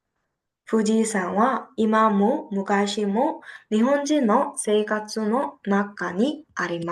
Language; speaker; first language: Japanese; non-native, fluent; Burmese